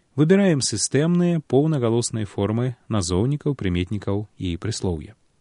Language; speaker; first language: Belarusian; native; Belarusian